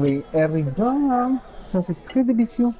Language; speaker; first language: French; non-native, fluent; Spanish